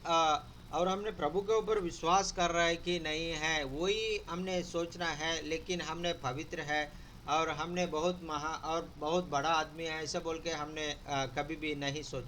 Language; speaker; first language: Hindi; non-native, local second language; Telugu